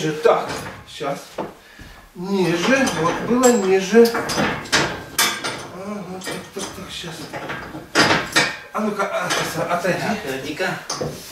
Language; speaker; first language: Russian; native; Russian